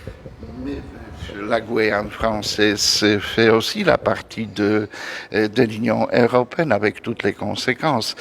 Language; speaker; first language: French; non-native, fluent; Polish